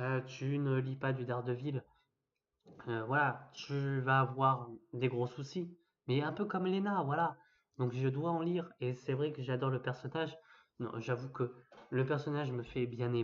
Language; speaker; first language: French; native; French